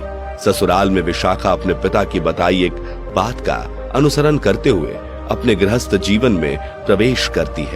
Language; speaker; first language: Hindi; native; Hindi